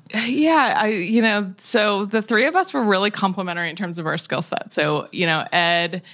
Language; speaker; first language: English; native; English